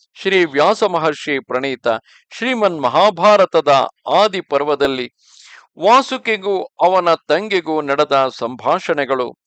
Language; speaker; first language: Kannada; native; Kannada